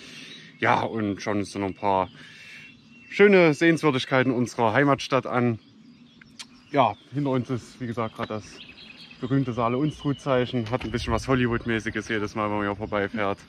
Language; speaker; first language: German; native; German